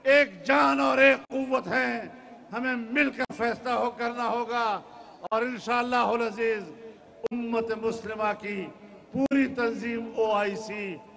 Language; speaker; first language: Urdu; non-native, local second language; Pashto